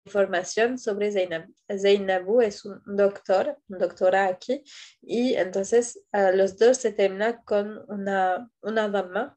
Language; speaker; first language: Spanish; non-native, fluent; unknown